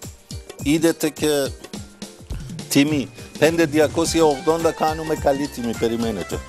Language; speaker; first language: Greek; non-native, learner; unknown